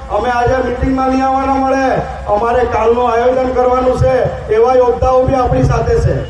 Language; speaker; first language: Gujarati; non-native, local second language; Kukna